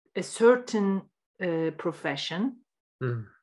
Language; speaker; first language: English; non-native, fluent; Turkish